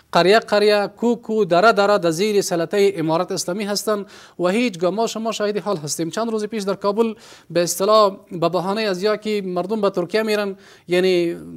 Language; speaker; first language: Persian; non-native, local second language; Pashto